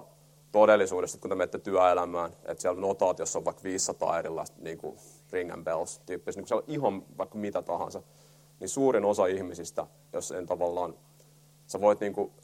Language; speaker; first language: Finnish; native; Finnish